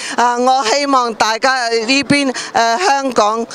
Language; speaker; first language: Cantonese; non-native, learner; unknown